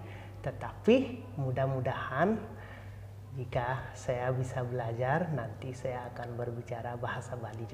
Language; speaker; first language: Indonesian; non-native, fluent; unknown